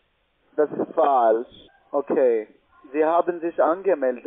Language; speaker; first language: German; non-native, learner; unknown